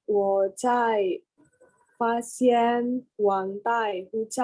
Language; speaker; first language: Chinese; non-native, learner; Indonesian